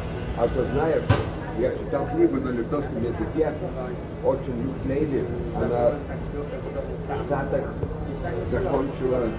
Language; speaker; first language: Russian; non-native, fluent; Lithuanian